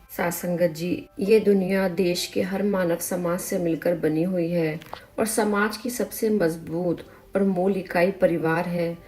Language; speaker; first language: Hindi; native; Hindi